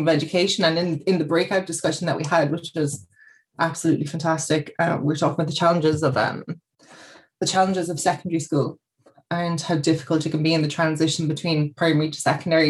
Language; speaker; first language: English; native; English